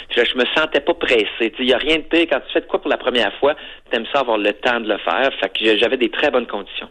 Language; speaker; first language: French; native; French